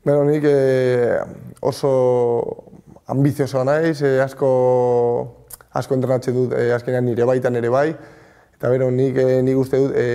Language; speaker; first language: Basque; non-native, local second language; Spanish